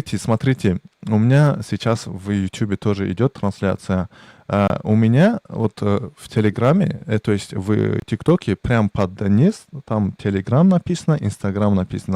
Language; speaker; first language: Russian; non-native, local second language; Tajik